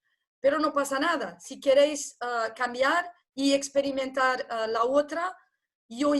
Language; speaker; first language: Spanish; non-native, fluent; Portuguese